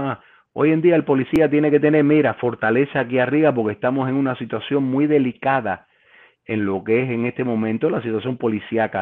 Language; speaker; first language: Spanish; native; Spanish